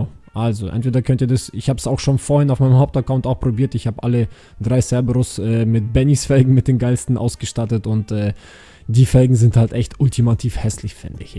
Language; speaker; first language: German; native; German